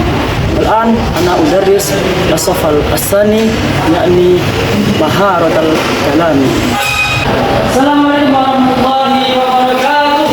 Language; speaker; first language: Arabic; non-native, fluent; Indonesian